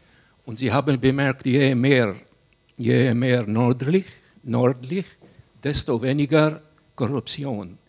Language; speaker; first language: German; non-native, learner; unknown